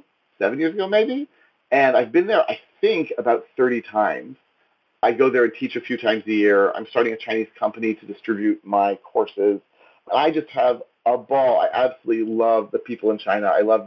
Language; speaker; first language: English; native; English